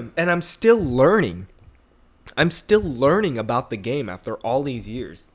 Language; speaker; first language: English; native; English